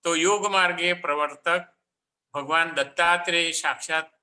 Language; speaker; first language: Hindi; non-native, local second language; Gujarati